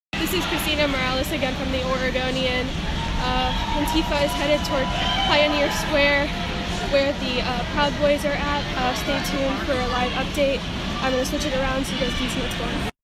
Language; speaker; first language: English; native; English